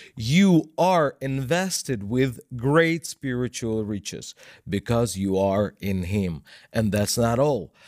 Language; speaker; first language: English; non-native, fluent; Russian